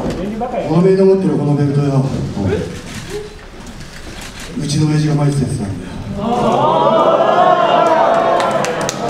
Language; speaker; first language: Japanese; native; Japanese